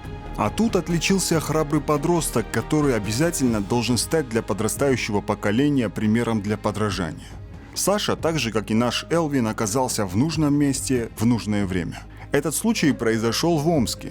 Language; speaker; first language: Russian; native; Russian